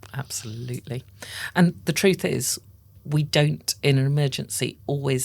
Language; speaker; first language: English; native; English